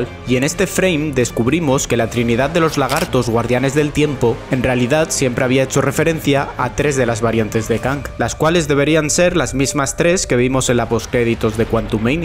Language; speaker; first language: Spanish; native; Spanish